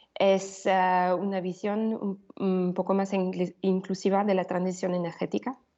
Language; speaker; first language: Spanish; non-native, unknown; French